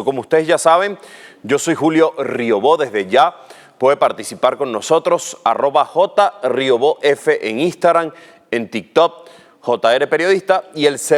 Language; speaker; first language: Spanish; native; Spanish